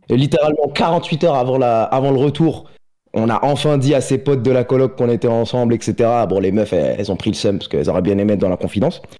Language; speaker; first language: French; native; French